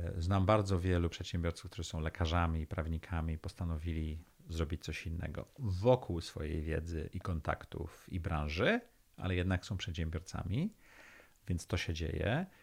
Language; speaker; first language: Polish; early bilingual, heritage; Polish